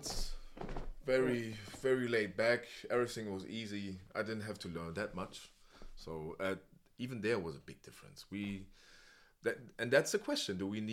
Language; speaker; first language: English; non-native, fluent; German